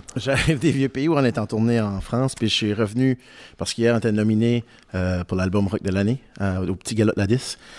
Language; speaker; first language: French; native; French